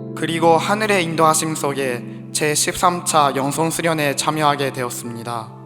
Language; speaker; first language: Korean; non-native, fluent; Japanese